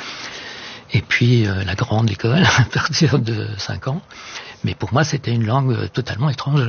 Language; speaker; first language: French; non-native, local second language; Swiss German